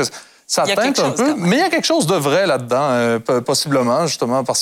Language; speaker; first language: French; native; French